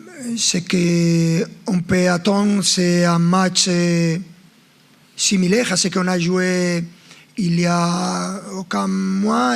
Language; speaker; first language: French; non-native, fluent; Spanish